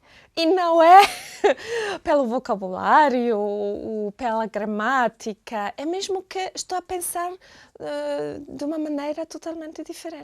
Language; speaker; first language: Portuguese; non-native, fluent; German